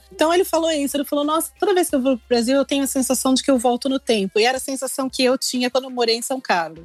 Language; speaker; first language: Portuguese; native; Portuguese